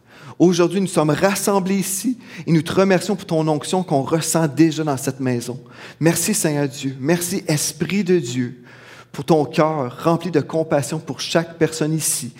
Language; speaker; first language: French; native; French